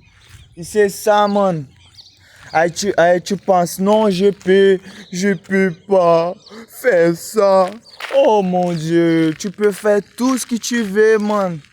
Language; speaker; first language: French; non-native, learner; Portuguese